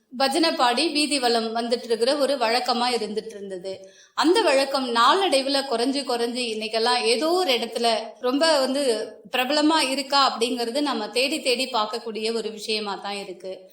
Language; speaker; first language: Tamil; native; Tamil